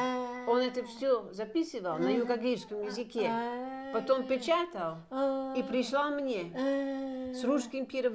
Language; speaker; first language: Russian; non-native, fluent; Dutch